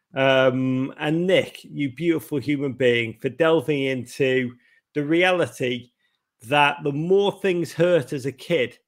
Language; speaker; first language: English; native; English